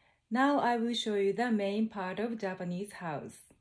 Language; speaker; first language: English; non-native, fluent; Japanese